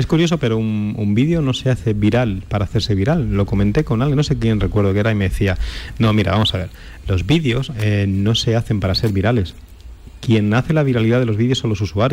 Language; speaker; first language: Spanish; native; Spanish